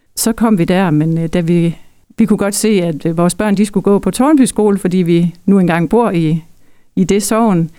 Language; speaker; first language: Danish; native; Danish